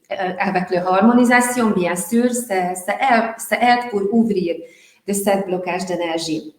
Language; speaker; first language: French; non-native, learner; Hungarian